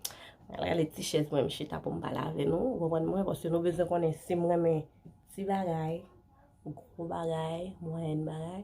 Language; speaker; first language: French; non-native, learner; Haitian Creole